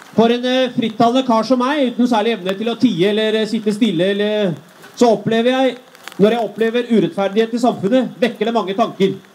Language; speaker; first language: Norwegian; early bilingual, other home language; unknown